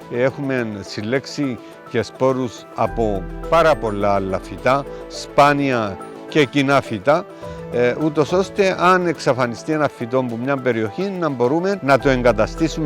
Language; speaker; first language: Greek; native; Greek